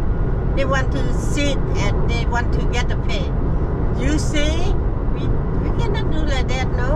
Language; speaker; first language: English; non-native, learner; Vietnamese